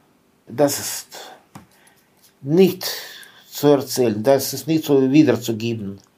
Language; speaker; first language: German; non-native, fluent; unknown